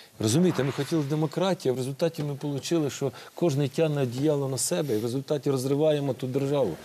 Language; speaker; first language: Ukrainian; native; Ukrainian